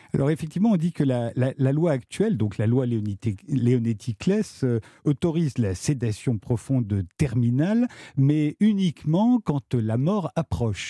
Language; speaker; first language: French; native; French